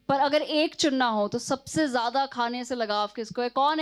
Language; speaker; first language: Hindi; native; Hindi